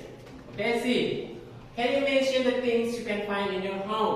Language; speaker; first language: English; non-native, learner; Indonesian